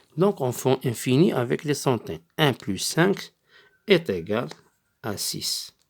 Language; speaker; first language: French; non-native, local second language; Arabic